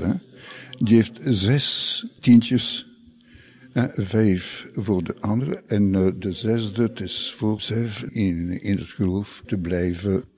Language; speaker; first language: Dutch; non-native, local second language; French